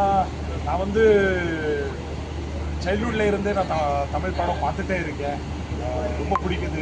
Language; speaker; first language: Tamil; non-native, local second language; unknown